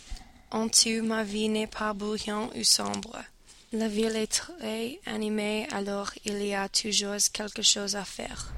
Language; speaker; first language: French; non-native, learner; English